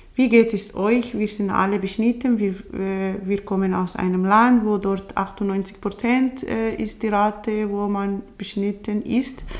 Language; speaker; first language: German; non-native, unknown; Somali